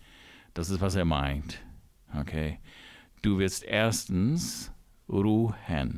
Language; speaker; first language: German; non-native, fluent; English